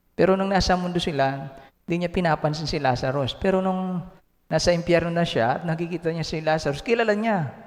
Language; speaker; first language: Filipino; non-native, local second language; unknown